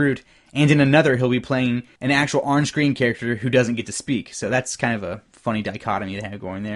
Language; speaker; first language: English; native; English